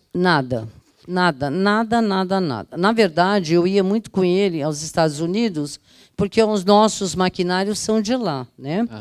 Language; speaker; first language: Portuguese; early bilingual, other home language; Italian